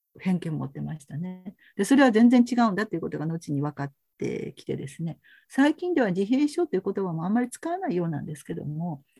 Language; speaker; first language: Japanese; native; Japanese